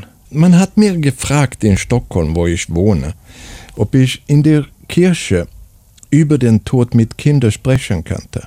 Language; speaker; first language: German; non-native, fluent; Swedish